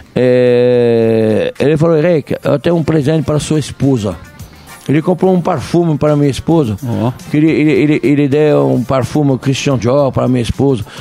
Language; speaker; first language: Portuguese; non-native, fluent; French